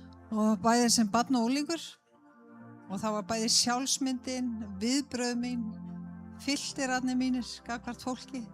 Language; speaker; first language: Icelandic; native; Icelandic